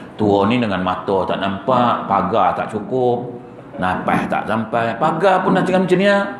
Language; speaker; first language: Malay; native; Malay